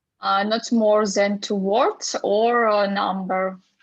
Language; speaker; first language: English; non-native, fluent; Russian